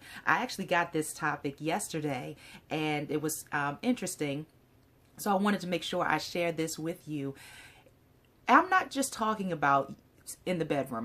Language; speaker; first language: English; native; English